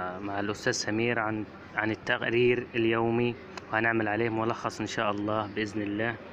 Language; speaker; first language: Egyptian Arabic; non-native, local second language; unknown